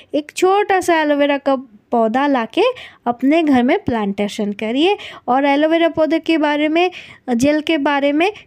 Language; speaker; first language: Hindi; non-native, local second language; Bangla